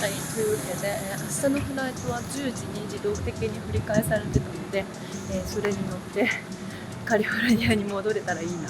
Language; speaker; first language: Japanese; native; Japanese